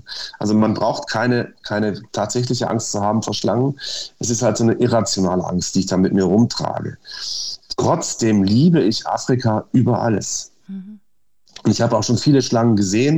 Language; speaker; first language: German; native; German